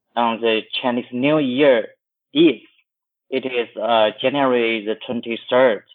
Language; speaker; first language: English; non-native, fluent; Chinese